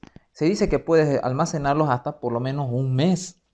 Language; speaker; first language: Spanish; native; Spanish